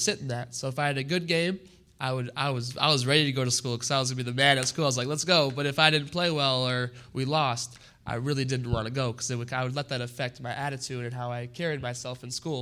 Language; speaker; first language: English; native; English